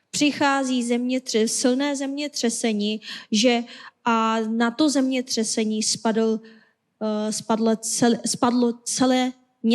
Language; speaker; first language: Czech; non-native, fluent; Korean